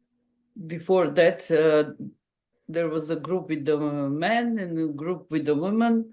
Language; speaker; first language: English; non-native, fluent; Macedonian